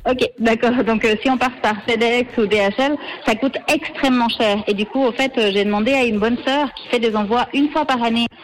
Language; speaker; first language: French; early bilingual, other home language; Spanish